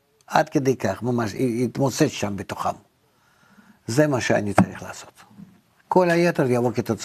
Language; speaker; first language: Hebrew; non-native, fluent; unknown